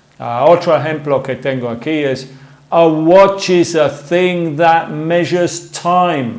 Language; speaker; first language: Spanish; non-native, fluent; English